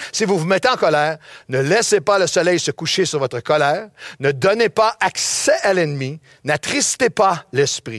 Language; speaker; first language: French; native; French